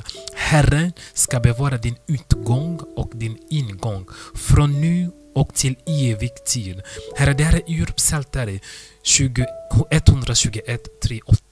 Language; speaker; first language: Swedish; non-native, fluent; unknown